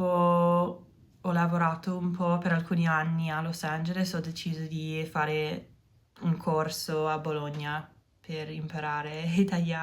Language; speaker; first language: Italian; non-native, learner; English